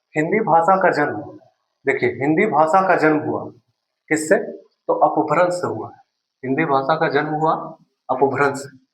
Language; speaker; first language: Hindi; native; Hindi